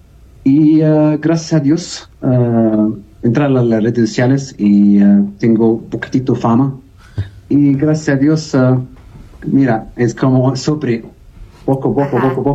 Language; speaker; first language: Spanish; non-native, learner; Arabic